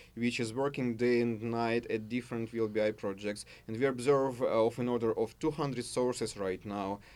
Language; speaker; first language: English; non-native, fluent; Russian